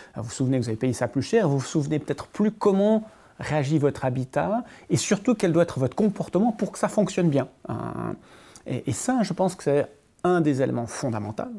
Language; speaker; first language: French; native; French